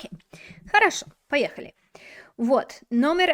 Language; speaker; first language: Russian; non-native, fluent; English